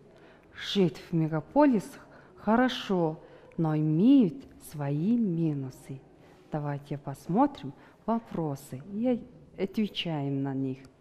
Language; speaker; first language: Russian; non-native, fluent; Mongolian